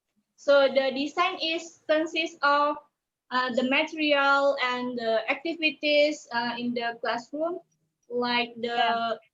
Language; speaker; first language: English; non-native, learner; Indonesian